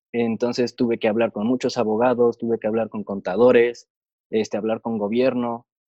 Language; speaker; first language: Spanish; native; Spanish